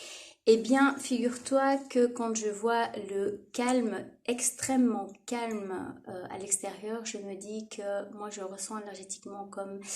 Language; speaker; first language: French; native; French